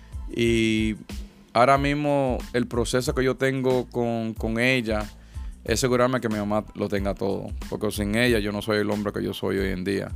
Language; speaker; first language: Spanish; early bilingual, other home language; English